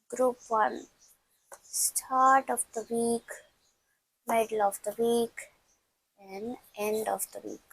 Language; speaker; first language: English; non-native, local second language; Tamil